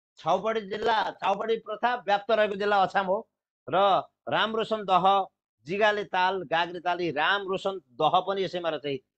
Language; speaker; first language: Nepali; native; Nepali